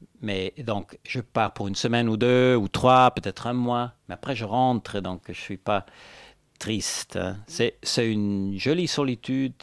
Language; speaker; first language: French; non-native, local second language; Italian